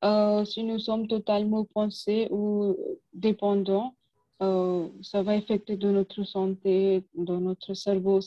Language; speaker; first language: French; non-native, learner; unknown